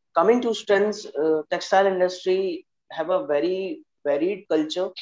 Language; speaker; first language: English; non-native, local second language; Hindi